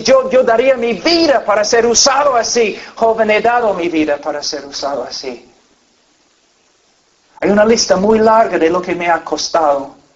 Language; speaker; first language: Spanish; non-native, fluent; English